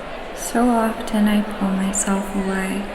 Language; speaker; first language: English; native; English